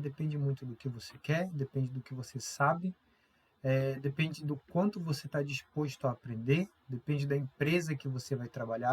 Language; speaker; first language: Portuguese; native; Portuguese